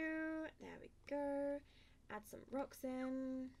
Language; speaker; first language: English; native; English